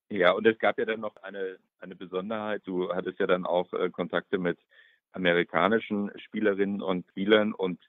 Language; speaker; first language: German; native; German